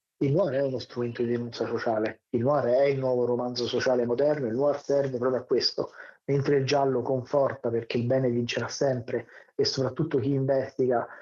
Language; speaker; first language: Italian; native; Italian